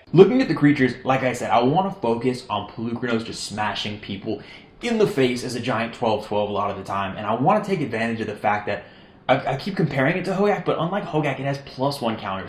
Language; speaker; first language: English; native; English